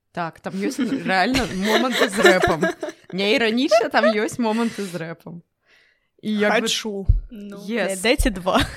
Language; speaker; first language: Belarusian; native; Belarusian